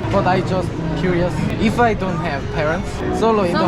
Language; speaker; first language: English; non-native, learner; Korean